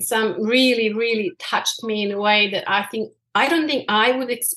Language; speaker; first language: English; non-native, fluent; Bosnian